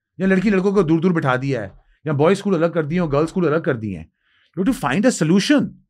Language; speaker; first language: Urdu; non-native, local second language; Sindhi